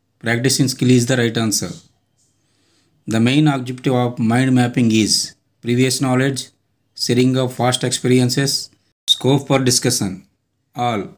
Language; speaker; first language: English; non-native, local second language; Telugu